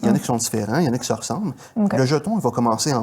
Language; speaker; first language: French; native; French